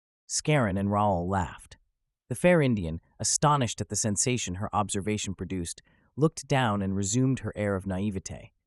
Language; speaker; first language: English; native; English